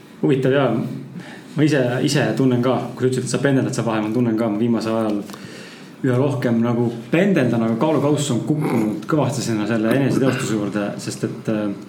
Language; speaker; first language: Estonian; native; Estonian